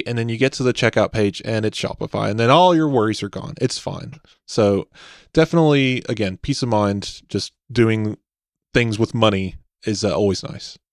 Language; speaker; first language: English; native; English